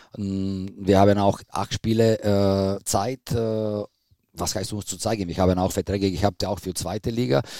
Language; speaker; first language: German; non-native, fluent; Bulgarian